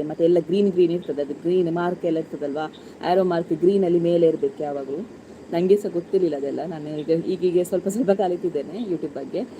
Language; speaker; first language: Kannada; non-native, local second language; Tulu